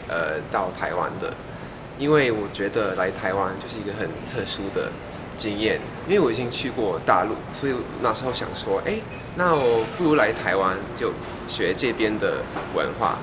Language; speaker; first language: Chinese; non-native, fluent; English